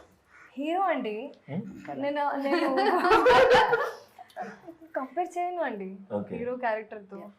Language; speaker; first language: Telugu; non-native, fluent; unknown